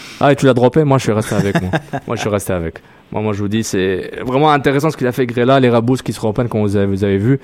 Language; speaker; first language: French; native; French